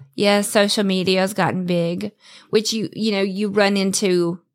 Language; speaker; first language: English; native; English